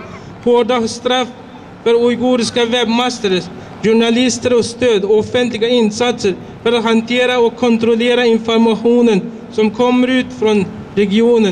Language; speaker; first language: Swedish; non-native, fluent; Uyghur